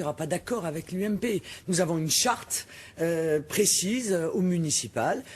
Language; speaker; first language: French; native; French